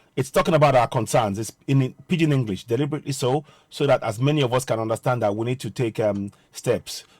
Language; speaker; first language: English; non-native, local second language; Yoruba